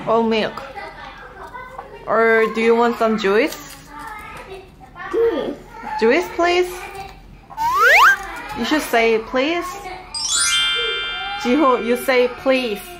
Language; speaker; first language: English; non-native, fluent; Korean